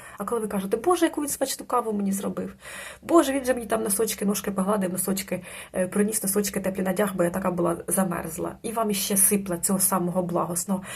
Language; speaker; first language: Ukrainian; non-native, local second language; Russian